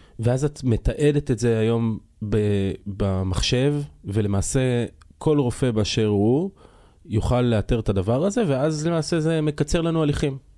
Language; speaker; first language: Hebrew; native; Hebrew